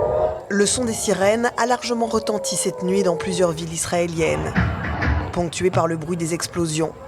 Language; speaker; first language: French; native; French